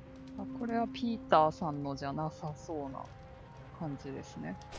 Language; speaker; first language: Japanese; native; Japanese